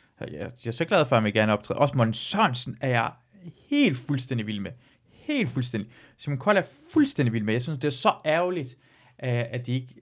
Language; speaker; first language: Danish; early bilingual, other home language; Persian